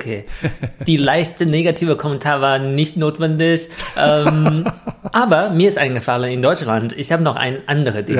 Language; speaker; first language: German; non-native, fluent; Chinese